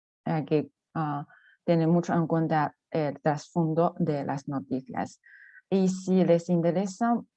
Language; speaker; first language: Spanish; non-native, fluent; Chinese